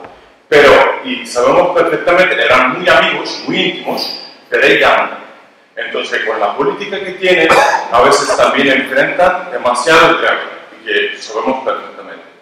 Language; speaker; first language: Spanish; non-native, learner; Turkish